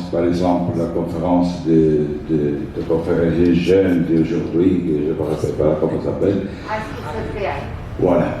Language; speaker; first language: French; non-native, fluent; Italian